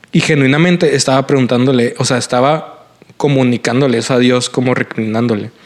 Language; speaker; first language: Spanish; native; Spanish